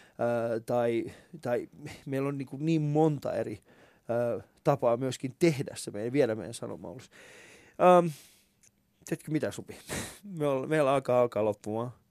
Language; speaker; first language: Finnish; early bilingual, other home language; Persian